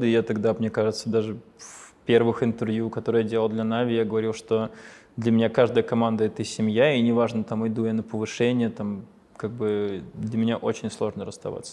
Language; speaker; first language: Russian; native; Russian